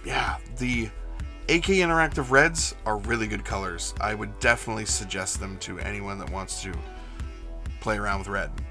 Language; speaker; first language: English; native; English